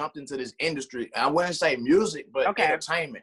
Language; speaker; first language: English; native; English